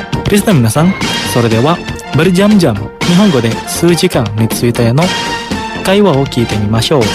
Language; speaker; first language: Japanese; non-native, fluent; Indonesian